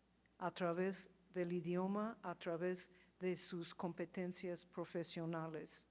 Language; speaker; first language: Spanish; non-native, fluent; English